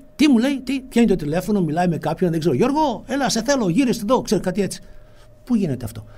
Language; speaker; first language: Greek; early bilingual, heritage; Greek